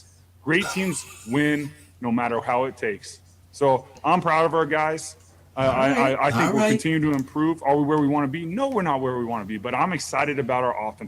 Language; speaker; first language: English; native; English